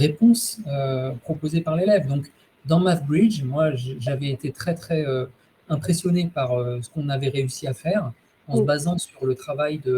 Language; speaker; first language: French; native; French